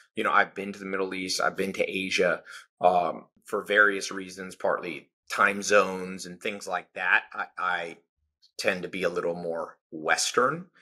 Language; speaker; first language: English; native; English